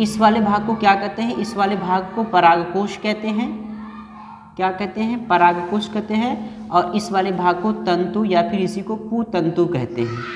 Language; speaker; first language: Hindi; native; Hindi